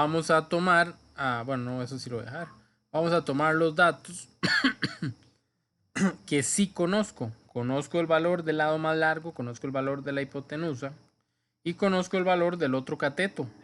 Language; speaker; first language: Spanish; native; Spanish